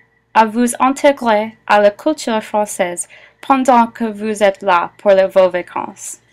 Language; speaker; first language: French; non-native, learner; English